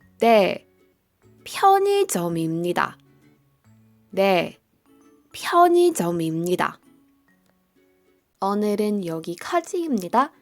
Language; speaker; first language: Korean; non-native, fluent; Polish